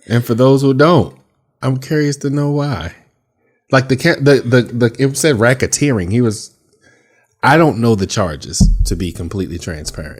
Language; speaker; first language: English; native; English